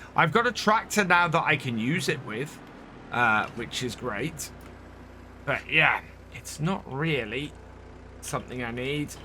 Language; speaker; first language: English; native; English